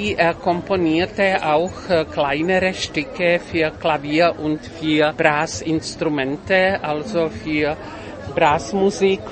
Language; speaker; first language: German; non-native, fluent; Czech